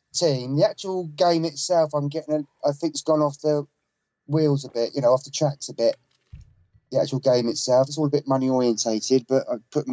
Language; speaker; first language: English; native; English